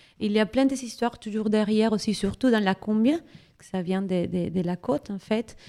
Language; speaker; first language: French; non-native, fluent; Spanish